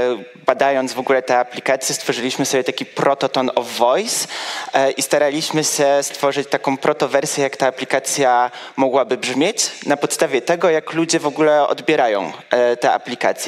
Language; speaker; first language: Polish; native; Polish